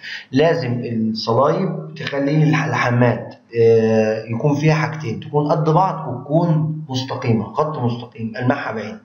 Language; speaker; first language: Arabic; native; Arabic